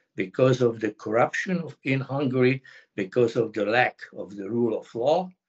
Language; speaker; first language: English; non-native, fluent; Hungarian